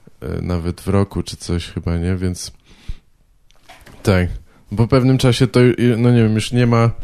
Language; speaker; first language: Polish; native; Polish